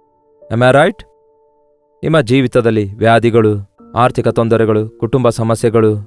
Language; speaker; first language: Kannada; native; Kannada